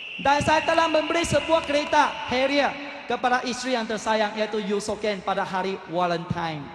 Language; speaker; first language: Malay; non-native, local second language; Chinese